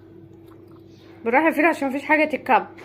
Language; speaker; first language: Arabic; native; Arabic